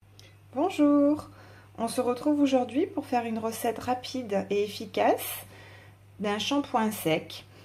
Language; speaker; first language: French; native; French